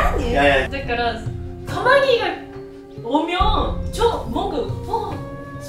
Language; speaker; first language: Korean; non-native, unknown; Japanese